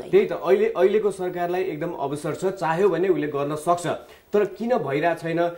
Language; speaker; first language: Nepali; native; Nepali